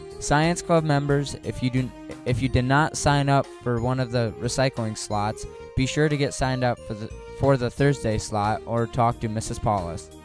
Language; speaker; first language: English; native; English